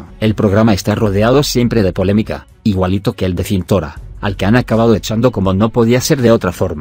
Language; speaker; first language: Spanish; native; Spanish